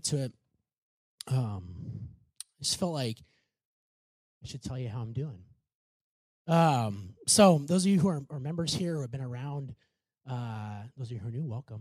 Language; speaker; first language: English; native; English